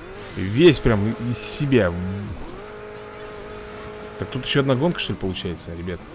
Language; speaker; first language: Russian; native; Russian